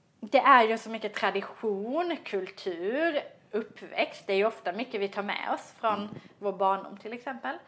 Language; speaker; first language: Swedish; native; Swedish